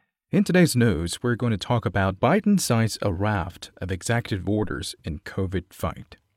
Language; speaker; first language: English; non-native, fluent; Chinese